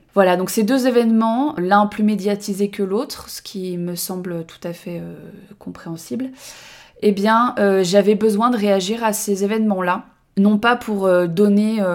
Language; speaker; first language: French; native; French